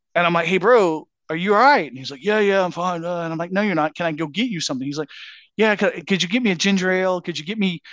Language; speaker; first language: English; native; English